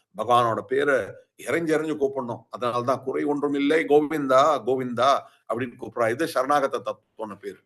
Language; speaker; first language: Tamil; early bilingual, heritage; Tamil